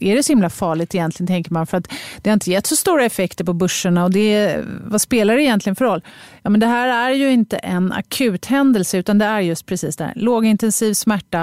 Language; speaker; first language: Swedish; native; Swedish